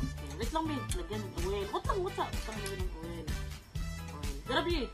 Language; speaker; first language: Filipino; non-native, local second language; Cebuano